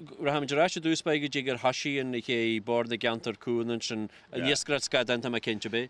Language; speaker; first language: Irish; native; Irish